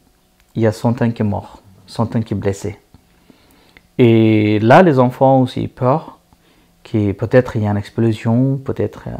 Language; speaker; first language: French; non-native, learner; Persian